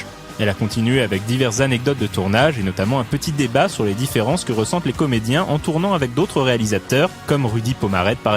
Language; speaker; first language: French; native; French